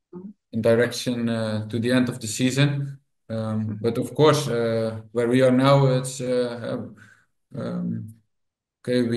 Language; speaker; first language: English; non-native, fluent; Dutch